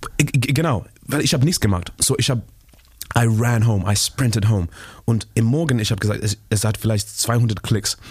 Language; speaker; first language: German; non-native, learner; Shona